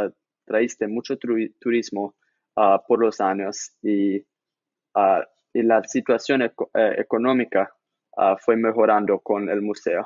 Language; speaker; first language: Spanish; non-native, learner; English